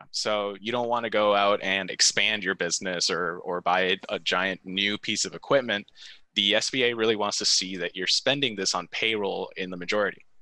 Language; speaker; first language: English; early bilingual, other home language; Spanish